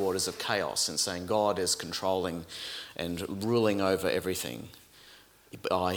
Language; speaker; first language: English; native; English